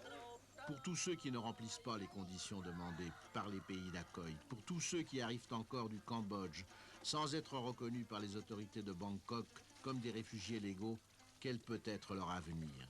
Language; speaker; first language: French; native; French